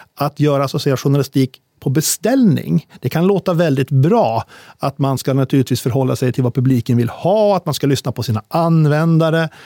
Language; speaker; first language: Swedish; native; Swedish